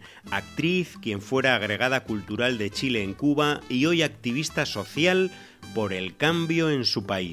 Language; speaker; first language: Spanish; native; Spanish